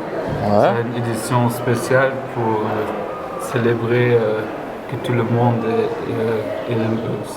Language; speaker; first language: French; non-native, local second language; Luxembourgish